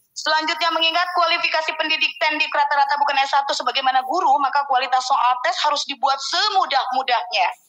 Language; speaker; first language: Indonesian; non-native, local second language; Sundanese